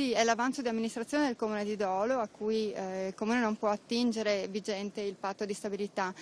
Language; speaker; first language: Italian; native; Italian